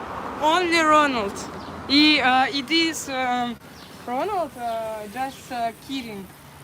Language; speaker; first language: English; non-native, local second language; Russian